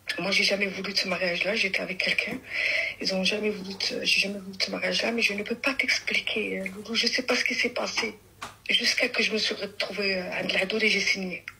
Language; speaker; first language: French; early bilingual, other home language; Arabic